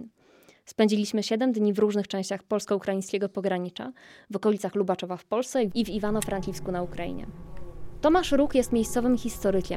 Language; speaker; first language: Polish; native; Polish